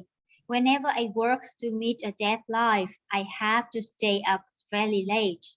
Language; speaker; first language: English; non-native, learner; Vietnamese